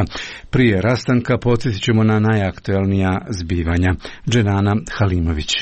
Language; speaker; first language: Croatian; native; Croatian